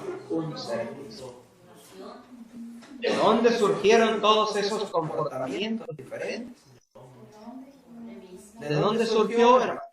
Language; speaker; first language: Spanish; native; Spanish